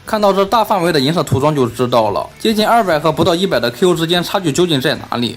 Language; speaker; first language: Chinese; native; Chinese